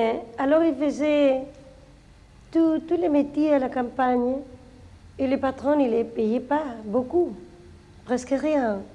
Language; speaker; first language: French; non-native, fluent; Spanish